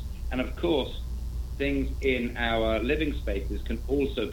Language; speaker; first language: English; native; English